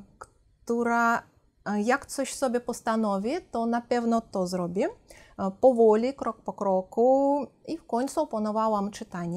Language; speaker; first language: Polish; non-native, fluent; Russian